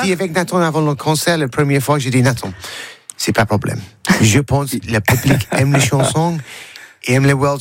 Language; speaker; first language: French; non-native, learner; English